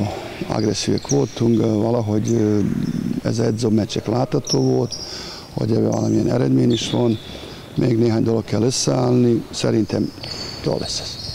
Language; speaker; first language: Hungarian; non-native, fluent; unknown